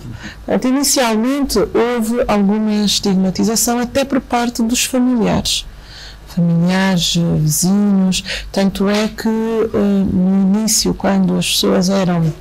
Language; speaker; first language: Portuguese; native; Portuguese